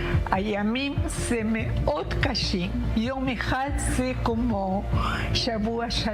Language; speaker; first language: Hebrew; non-native, learner; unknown